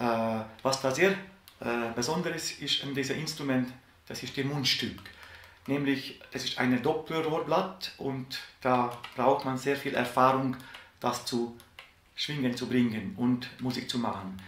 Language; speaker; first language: German; non-native, fluent; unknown